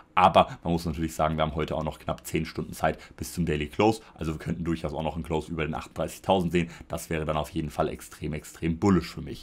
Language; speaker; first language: German; native; German